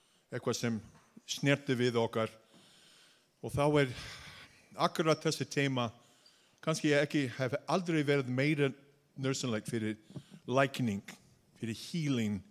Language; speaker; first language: Icelandic; non-native, fluent; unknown